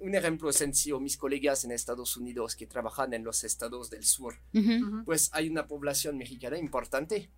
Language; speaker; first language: Spanish; non-native, fluent; French